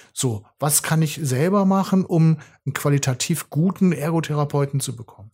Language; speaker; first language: German; native; German